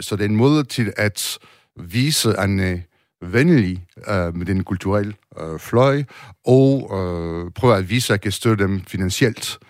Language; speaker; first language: Danish; non-native, fluent; French